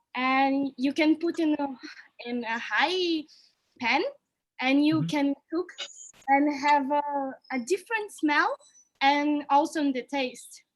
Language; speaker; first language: English; non-native, learner; Portuguese